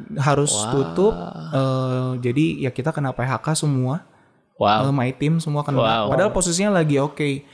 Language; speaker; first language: Indonesian; native; Indonesian